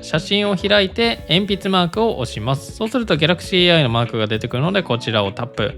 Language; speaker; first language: Japanese; native; Japanese